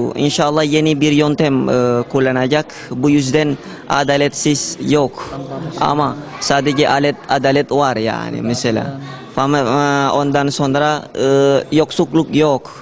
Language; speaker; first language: Turkish; non-native, learner; Indonesian